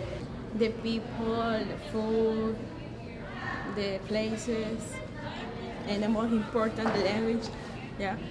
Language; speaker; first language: English; non-native, learner; Spanish